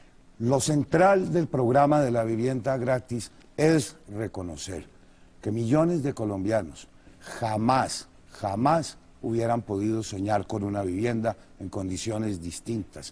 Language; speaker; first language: Spanish; native; Spanish